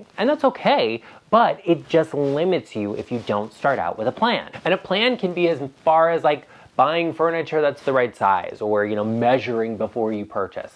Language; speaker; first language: English; native; English